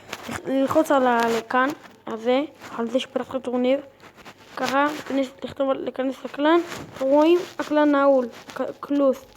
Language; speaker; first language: Hebrew; native; Hebrew